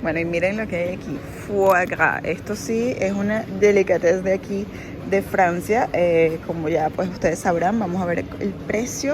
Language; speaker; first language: Spanish; native; Spanish